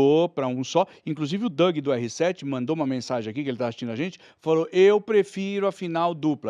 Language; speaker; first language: Portuguese; native; Portuguese